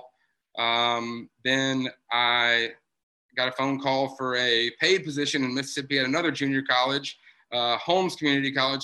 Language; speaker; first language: English; native; English